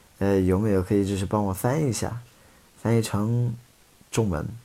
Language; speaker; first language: Chinese; non-native, fluent; English